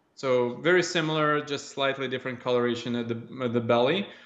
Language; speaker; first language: English; non-native, fluent; Russian